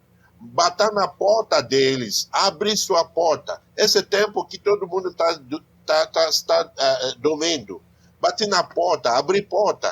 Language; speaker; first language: Portuguese; non-native, learner; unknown